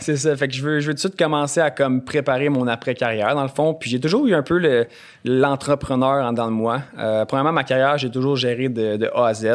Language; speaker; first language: French; native; French